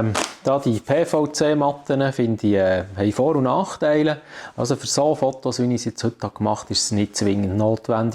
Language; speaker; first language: German; native; German